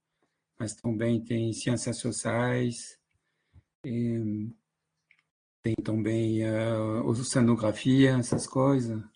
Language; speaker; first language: Portuguese; non-native, fluent; French